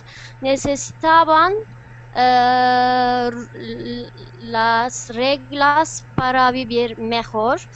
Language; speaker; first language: Spanish; non-native, learner; Turkish